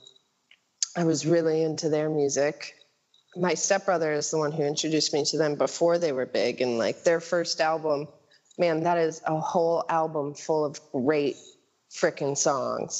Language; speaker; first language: English; native; English